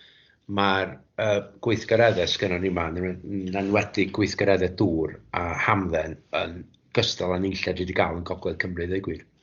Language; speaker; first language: Welsh; native; Welsh